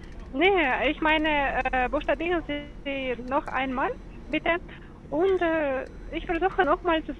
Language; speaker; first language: German; non-native, learner; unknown